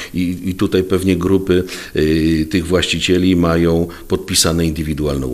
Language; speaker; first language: Polish; native; Polish